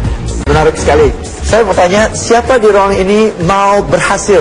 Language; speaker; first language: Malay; non-native, fluent; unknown